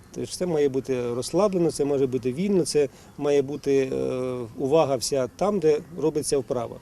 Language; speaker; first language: Ukrainian; non-native, local second language; Russian